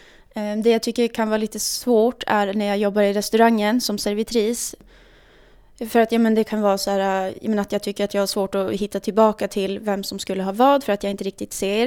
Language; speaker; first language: Swedish; native; Swedish